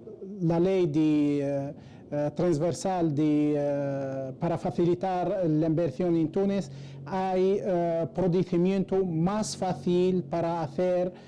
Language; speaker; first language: Spanish; non-native, fluent; Arabic